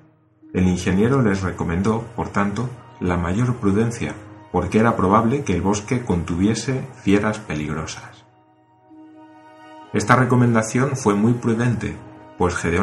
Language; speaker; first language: Spanish; native; Spanish